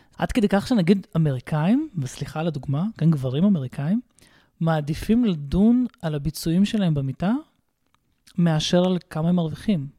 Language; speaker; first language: Hebrew; early bilingual, other home language; Russian